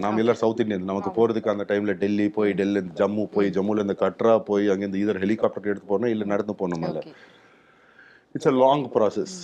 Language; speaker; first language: Tamil; non-native, local second language; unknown